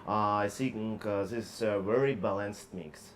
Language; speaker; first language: English; non-native, learner; Russian